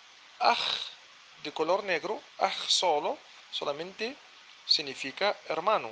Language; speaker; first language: Spanish; non-native, fluent; Arabic